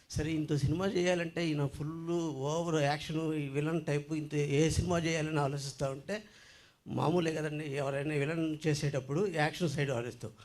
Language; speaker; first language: Telugu; native; Telugu